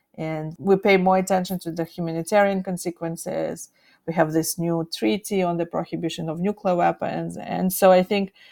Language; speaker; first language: English; non-native, fluent; Russian